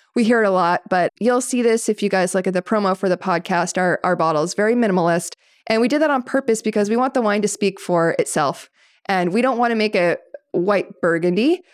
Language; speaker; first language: English; native; English